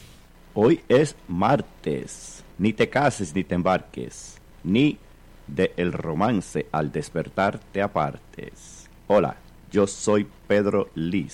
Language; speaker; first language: Spanish; native; Spanish